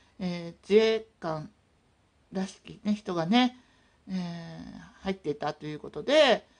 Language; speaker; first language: Japanese; native; Japanese